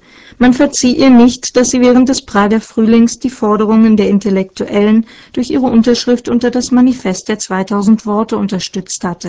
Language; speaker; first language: German; native; German